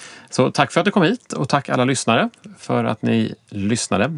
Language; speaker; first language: Swedish; native; Swedish